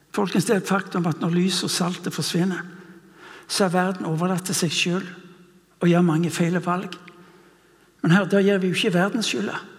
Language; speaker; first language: Norwegian; non-native, fluent; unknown